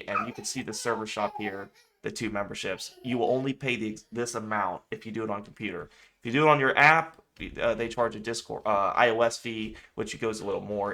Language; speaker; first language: English; native; English